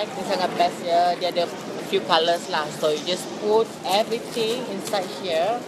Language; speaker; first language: English; non-native, local second language; Malay